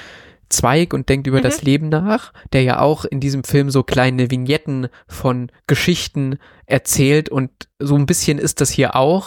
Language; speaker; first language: German; native; German